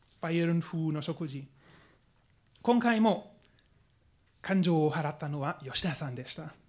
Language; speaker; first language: Japanese; non-native, fluent; German